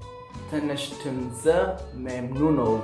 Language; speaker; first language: Turkish; non-native, learner; Persian